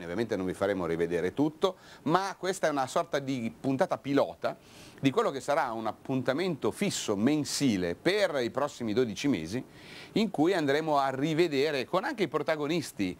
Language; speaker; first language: Italian; native; Italian